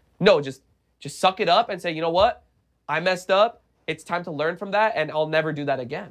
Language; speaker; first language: English; native; English